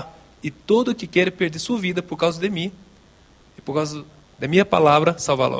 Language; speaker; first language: Spanish; non-native, local second language; Portuguese